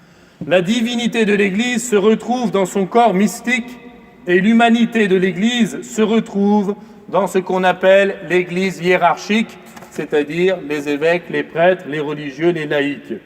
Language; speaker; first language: French; native; French